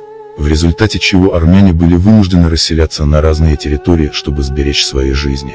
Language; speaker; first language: Russian; native; Russian